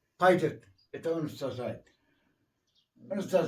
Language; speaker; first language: Russian; non-native, learner; Turkmen